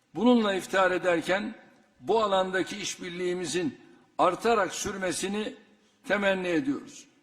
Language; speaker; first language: Turkish; native; Turkish